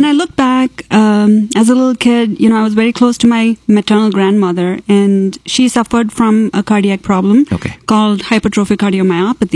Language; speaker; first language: English; non-native, local second language; Malayalam